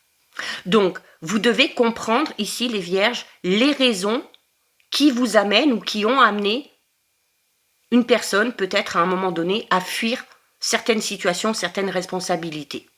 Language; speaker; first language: French; native; French